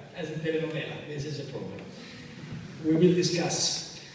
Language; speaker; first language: English; non-native, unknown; Italian